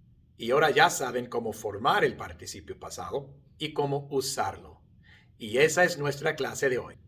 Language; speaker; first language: Spanish; non-native, fluent; English